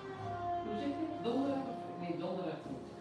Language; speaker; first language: Dutch; native; Dutch